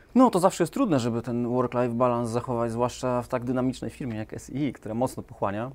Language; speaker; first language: Polish; native; Polish